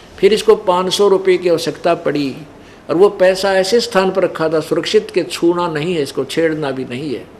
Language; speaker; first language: Hindi; native; Hindi